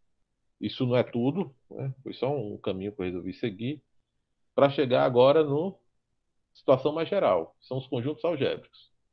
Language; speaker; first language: Portuguese; native; Portuguese